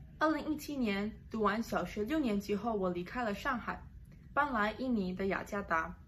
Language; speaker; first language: Chinese; non-native, local second language; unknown